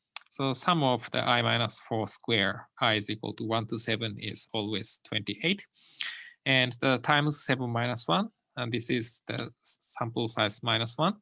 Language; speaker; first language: English; non-native, fluent; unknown